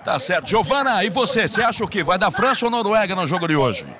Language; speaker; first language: Portuguese; native; Portuguese